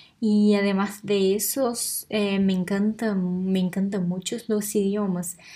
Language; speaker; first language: Spanish; non-native, fluent; Portuguese